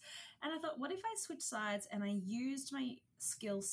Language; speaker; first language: English; native; English